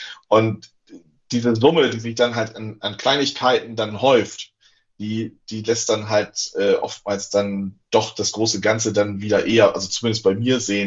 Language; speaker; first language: German; native; German